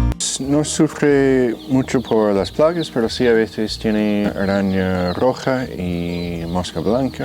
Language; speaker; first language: Spanish; non-native, fluent; English